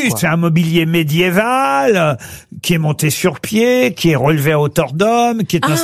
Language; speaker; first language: French; native; French